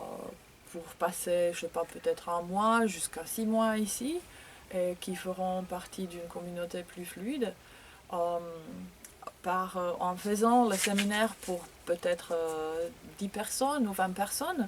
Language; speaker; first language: French; non-native, fluent; Croatian